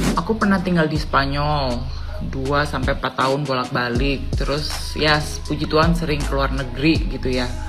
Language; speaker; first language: Indonesian; native; Indonesian